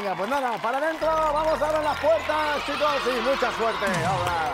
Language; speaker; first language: Spanish; native; Spanish